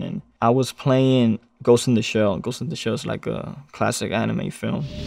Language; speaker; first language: English; non-native, local second language; Spanish